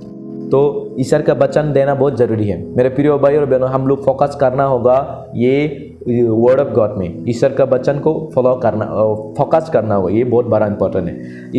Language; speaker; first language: Hindi; non-native, local second language; Kok Borok